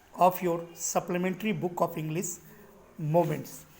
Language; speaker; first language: English; non-native, local second language; Hindi